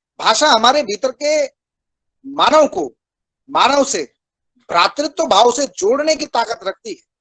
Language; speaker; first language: Hindi; native; Hindi